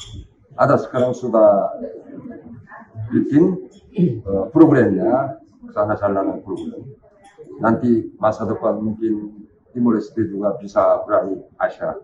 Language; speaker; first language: Indonesian; non-native, learner; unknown